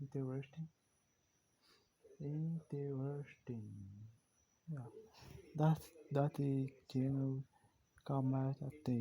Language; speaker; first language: English; non-native, learner; Portuguese